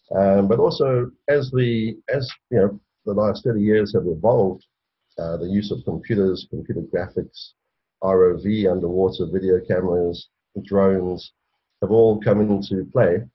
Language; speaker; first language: English; native; English